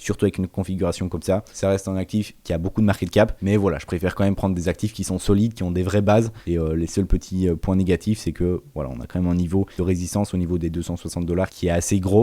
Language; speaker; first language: French; native; French